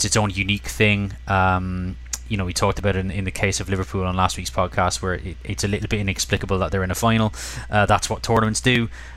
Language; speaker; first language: English; native; English